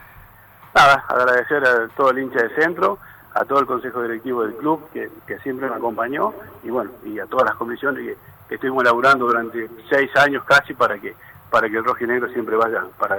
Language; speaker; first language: Spanish; native; Spanish